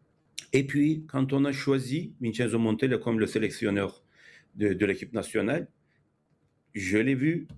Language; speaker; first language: French; non-native, fluent; Turkish